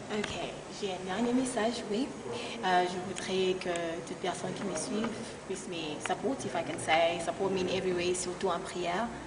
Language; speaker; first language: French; non-native, local second language; Swahili